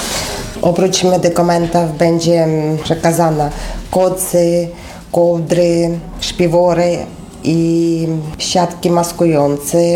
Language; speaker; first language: Polish; non-native, learner; Ukrainian